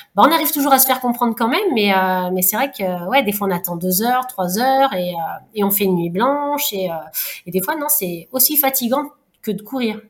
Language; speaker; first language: French; native; French